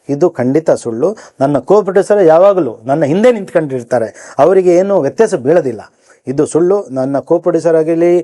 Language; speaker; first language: Kannada; native; Kannada